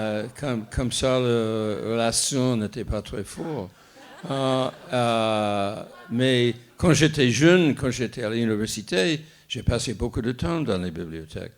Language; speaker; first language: French; non-native, fluent; English